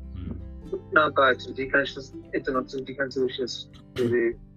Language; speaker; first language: Japanese; non-native, learner; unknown